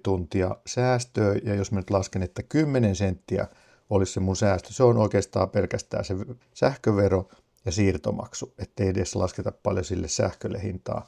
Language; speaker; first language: Finnish; native; Finnish